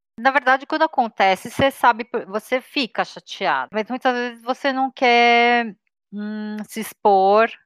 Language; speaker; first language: Portuguese; native; Portuguese